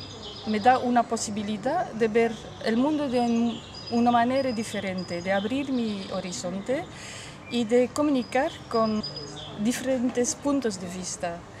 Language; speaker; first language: Spanish; non-native, learner; Dutch